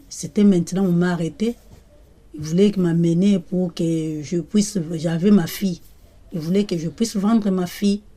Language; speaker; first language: French; non-native, local second language; Lingala